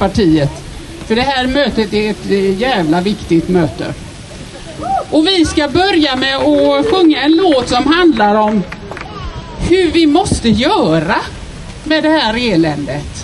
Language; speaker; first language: Swedish; native; Swedish